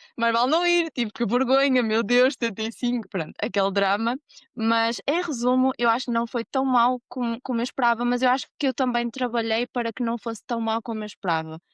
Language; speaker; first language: Portuguese; native; Portuguese